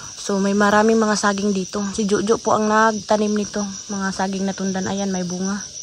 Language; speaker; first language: Filipino; non-native, local second language; Cebuano